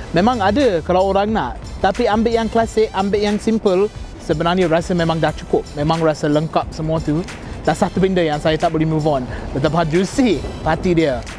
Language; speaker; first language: Malay; non-native, fluent; English